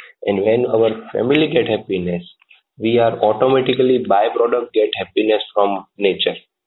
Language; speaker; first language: English; non-native, local second language; Gujarati